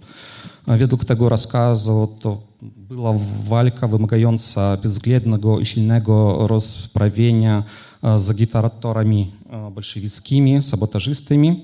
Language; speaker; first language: Polish; non-native, fluent; Ukrainian